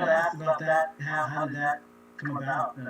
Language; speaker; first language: English; native; English